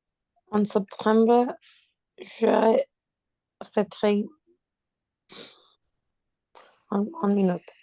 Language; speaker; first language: French; non-native, learner; Spanish